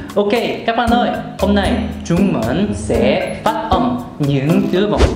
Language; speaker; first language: Vietnamese; non-native, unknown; Korean